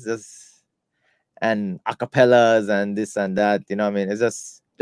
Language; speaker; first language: English; native; English